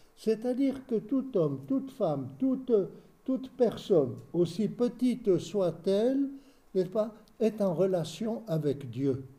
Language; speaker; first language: French; native; French